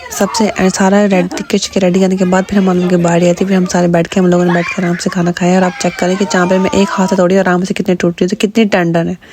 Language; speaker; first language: Urdu; native; Urdu